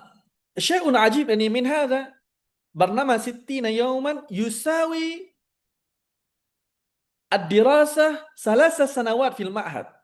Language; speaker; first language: Arabic; non-native, fluent; Indonesian